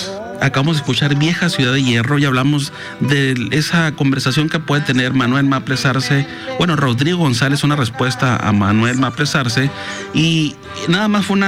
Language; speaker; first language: Spanish; native; Spanish